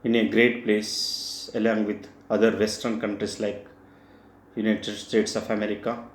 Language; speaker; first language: English; non-native, local second language; Telugu